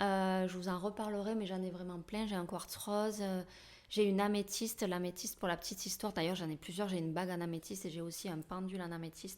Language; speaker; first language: French; native; French